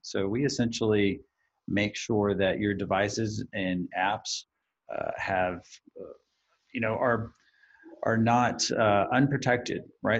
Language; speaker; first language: English; native; English